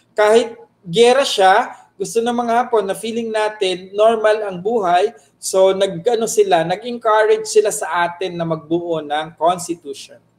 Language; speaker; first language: Filipino; native; Filipino